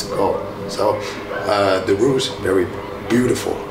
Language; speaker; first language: English; non-native, learner; Tibetan